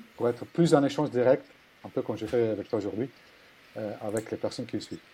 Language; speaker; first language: French; non-native, fluent; Italian